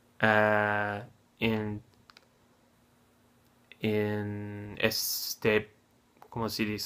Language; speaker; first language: Spanish; non-native, learner; English